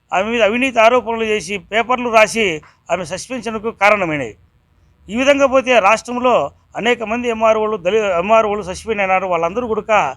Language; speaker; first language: Telugu; native; Telugu